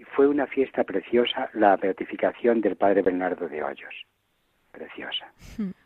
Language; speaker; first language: Spanish; native; Spanish